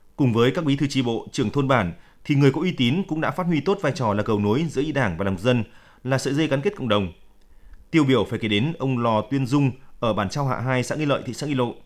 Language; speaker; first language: Vietnamese; native; Vietnamese